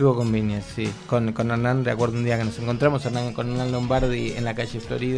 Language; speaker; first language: Spanish; native; Spanish